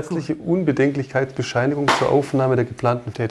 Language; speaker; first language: German; native; German